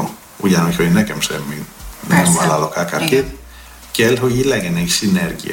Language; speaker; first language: Hungarian; non-native, learner; Greek